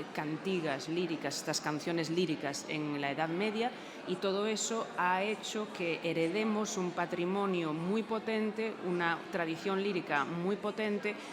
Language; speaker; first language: Spanish; non-native, local second language; Galician